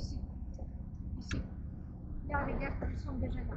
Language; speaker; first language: French; non-native, learner; Russian